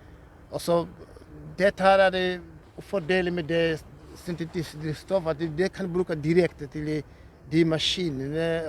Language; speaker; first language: Norwegian; non-native, fluent; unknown